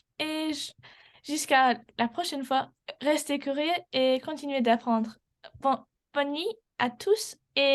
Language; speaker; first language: French; non-native, learner; English